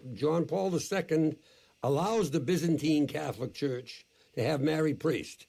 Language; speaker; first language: English; native; English